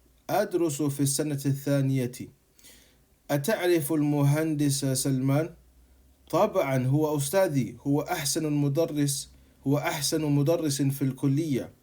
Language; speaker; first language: Arabic; non-native, fluent; English